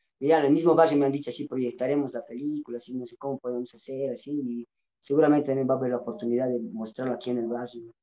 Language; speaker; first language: Spanish; non-native, local second language; Quechua